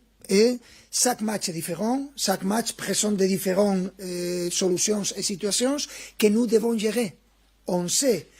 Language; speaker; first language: French; non-native, fluent; Spanish